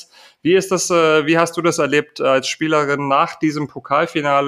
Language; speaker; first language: German; native; German